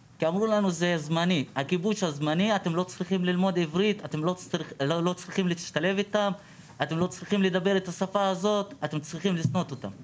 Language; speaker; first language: Hebrew; non-native, local second language; Arabic